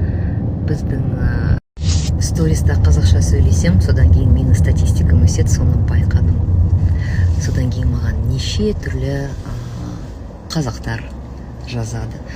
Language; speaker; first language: Kazakh; non-native, local second language; Russian